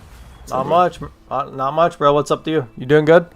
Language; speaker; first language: English; native; English